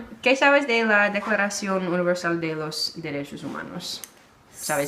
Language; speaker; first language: Spanish; non-native, learner; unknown